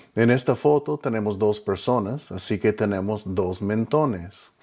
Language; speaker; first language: Spanish; non-native, fluent; English